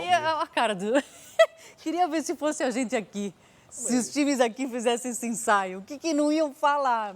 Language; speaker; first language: Portuguese; native; Portuguese